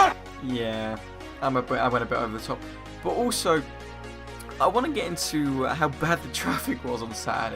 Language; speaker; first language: English; native; English